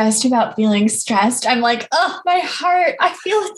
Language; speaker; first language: English; native; English